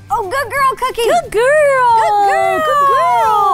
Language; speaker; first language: English; native; English